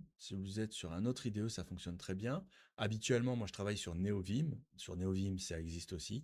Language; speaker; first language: French; native; French